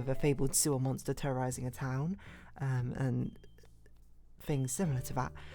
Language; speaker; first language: English; native; English